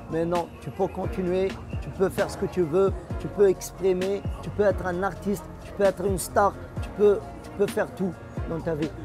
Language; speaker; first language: French; non-native, local second language; Arabic